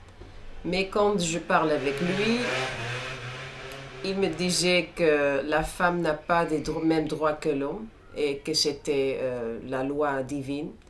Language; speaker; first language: French; non-native, fluent; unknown